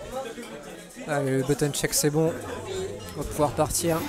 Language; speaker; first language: French; native; French